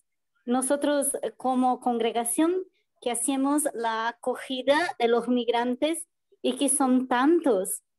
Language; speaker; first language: Spanish; non-native, fluent; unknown